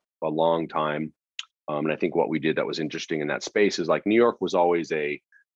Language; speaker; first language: English; native; English